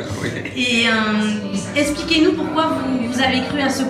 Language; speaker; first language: French; native; French